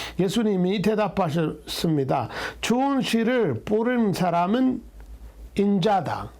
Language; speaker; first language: Korean; non-native, fluent; Amharic